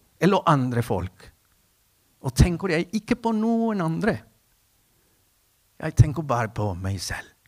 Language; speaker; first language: Norwegian; non-native, fluent; Spanish